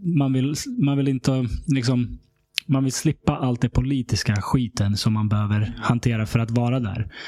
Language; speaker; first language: Swedish; early bilingual, other home language; Serbian